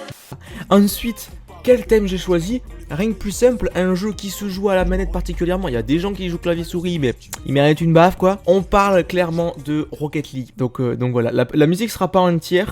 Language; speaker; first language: French; native; French